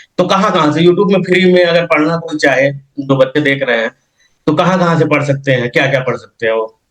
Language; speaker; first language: Hindi; native; Hindi